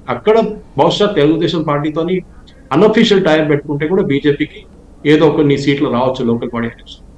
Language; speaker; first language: Telugu; non-native, local second language; Malayalam